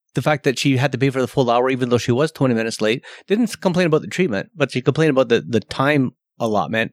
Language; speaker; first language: English; early bilingual, other home language; Slovenian